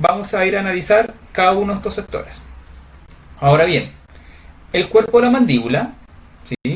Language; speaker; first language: Spanish; native; Spanish